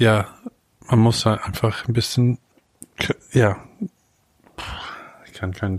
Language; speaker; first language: German; non-native, fluent; English